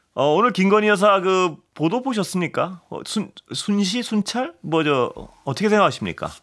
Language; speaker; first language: Korean; native; Korean